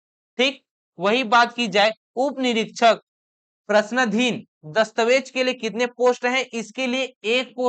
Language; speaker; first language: Hindi; native; Hindi